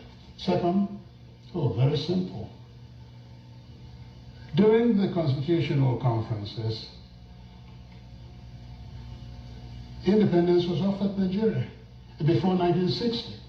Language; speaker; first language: English; non-native, local second language; Igbo